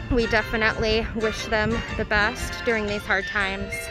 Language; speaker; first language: English; native; English